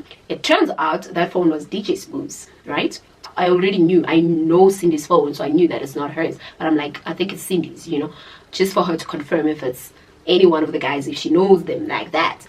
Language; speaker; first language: English; non-native, local second language; Zulu